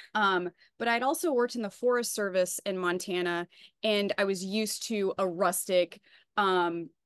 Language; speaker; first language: English; native; English